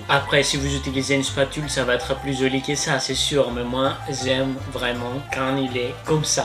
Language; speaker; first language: French; non-native, fluent; Greek